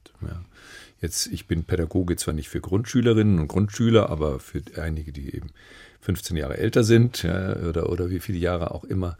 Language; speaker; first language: German; native; German